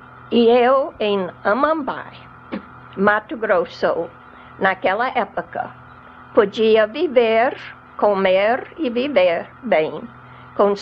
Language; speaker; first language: Portuguese; non-native, fluent; English